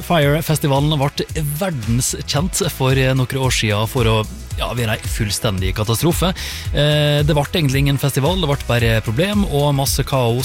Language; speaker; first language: Norwegian; native; Norwegian